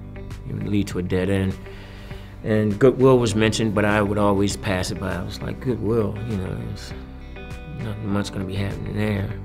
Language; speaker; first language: English; native; English